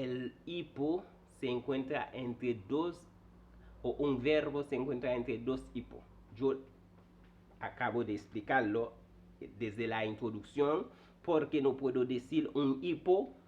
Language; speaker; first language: Spanish; non-native, fluent; Haitian Creole